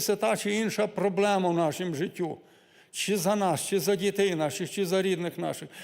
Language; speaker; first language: Ukrainian; native; Ukrainian